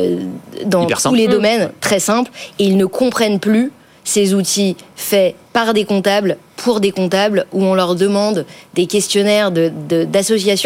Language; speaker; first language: French; native; French